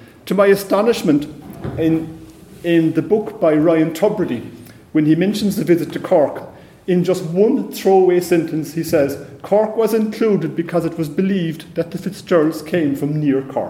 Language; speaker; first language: English; native; English